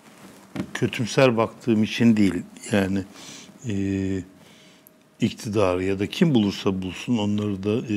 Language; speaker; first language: Turkish; native; Turkish